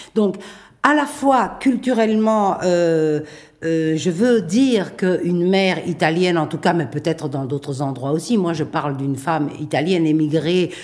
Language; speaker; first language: French; native; French